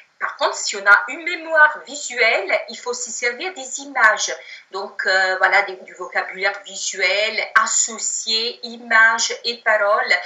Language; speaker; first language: French; non-native, fluent; Italian